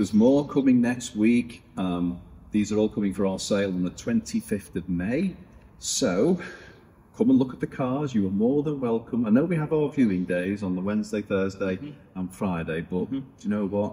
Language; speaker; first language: English; native; English